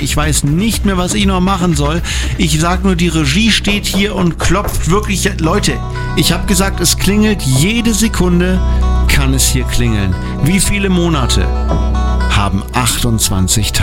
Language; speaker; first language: German; native; German